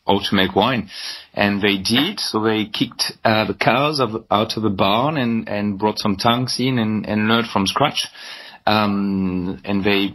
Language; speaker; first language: English; non-native, fluent; French